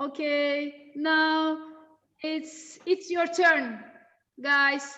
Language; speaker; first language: English; non-native, fluent; Turkish